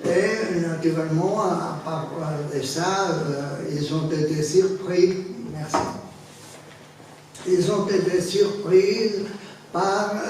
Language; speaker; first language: French; non-native, fluent; Spanish